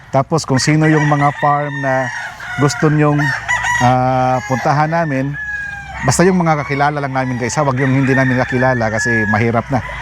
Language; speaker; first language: Filipino; non-native, local second language; Cebuano